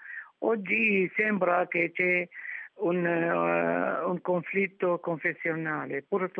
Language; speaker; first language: Italian; non-native, fluent; Arabic